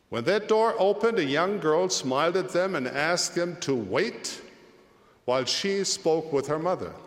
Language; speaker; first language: English; early bilingual, other home language; German